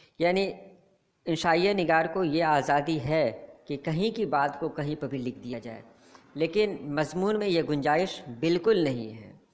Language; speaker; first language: Urdu; native; Urdu